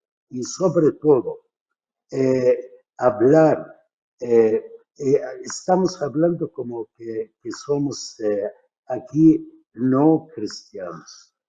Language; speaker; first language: Spanish; non-native, fluent; Arabic